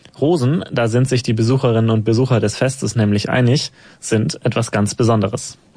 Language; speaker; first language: German; native; German